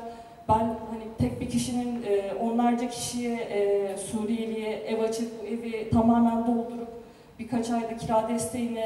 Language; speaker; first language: Turkish; native; Turkish